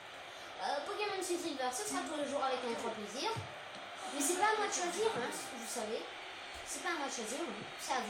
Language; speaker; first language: French; native; French